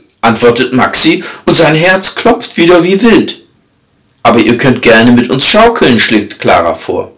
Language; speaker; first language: German; native; German